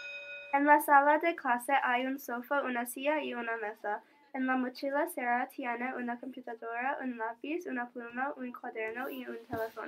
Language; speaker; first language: Spanish; non-native, learner; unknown